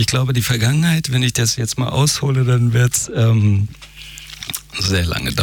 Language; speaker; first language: German; early bilingual, other home language; Persian